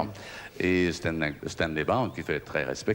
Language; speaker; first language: French; native; French